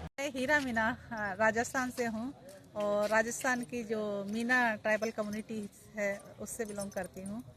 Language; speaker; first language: Hindi; non-native, local second language; Rajasthani